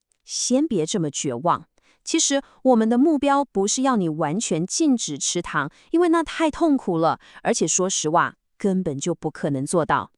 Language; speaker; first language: Chinese; native; Chinese